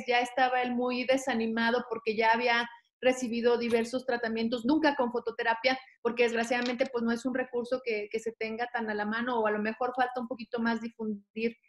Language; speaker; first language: Spanish; native; Spanish